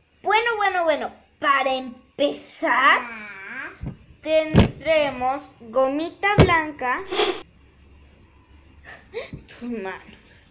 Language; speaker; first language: Spanish; native; Spanish